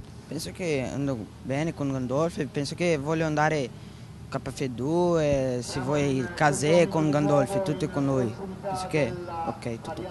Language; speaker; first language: Italian; non-native, learner; Portuguese